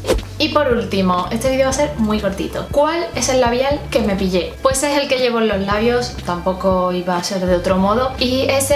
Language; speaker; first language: Spanish; native; Spanish